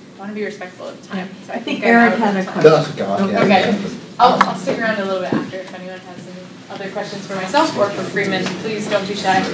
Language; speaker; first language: English; native; English